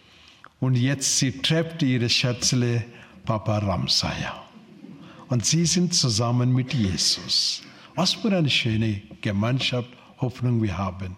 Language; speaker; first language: German; non-native, learner; Telugu